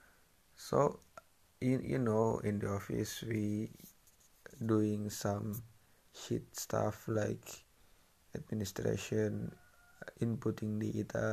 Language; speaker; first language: English; non-native, learner; Indonesian